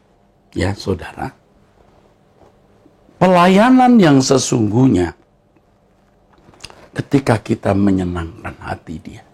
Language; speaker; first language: Indonesian; native; Indonesian